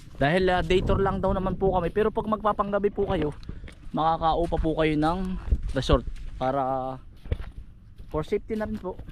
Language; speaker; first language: Filipino; native; Filipino